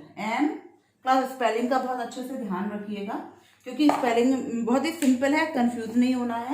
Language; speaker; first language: Hindi; native; Hindi